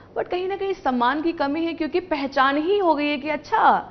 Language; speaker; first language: Hindi; native; Hindi